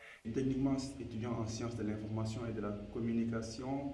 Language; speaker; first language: French; non-native, local second language; Wolof